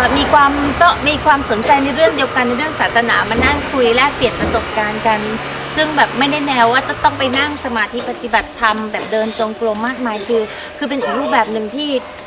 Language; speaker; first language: Thai; native; Thai